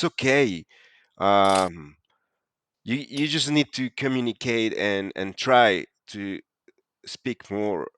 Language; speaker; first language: English; non-native, fluent; Spanish